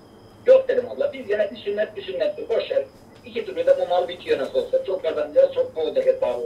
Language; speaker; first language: Turkish; native; Turkish